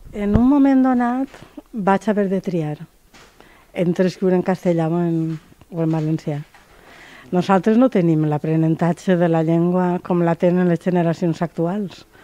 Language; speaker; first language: Catalan; native; Catalan